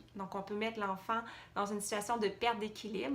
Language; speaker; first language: French; native; French